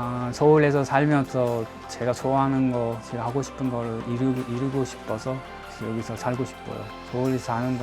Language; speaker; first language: Korean; non-native, learner; Uzbek